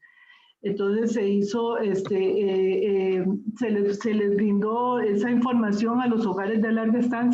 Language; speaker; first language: Spanish; native; Spanish